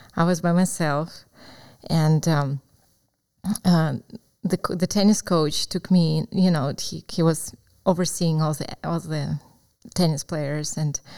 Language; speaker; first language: English; non-native, fluent; Ukrainian